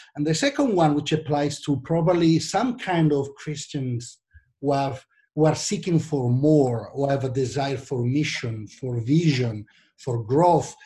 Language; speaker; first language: English; non-native, fluent; Italian